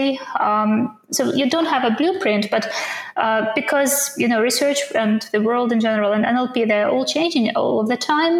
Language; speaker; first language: English; non-native, fluent; Ukrainian